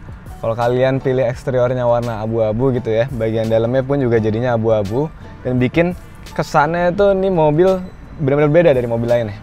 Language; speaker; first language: Indonesian; native; Indonesian